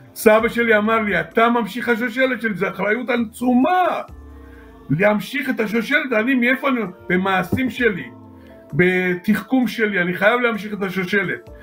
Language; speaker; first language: Hebrew; non-native, fluent; Georgian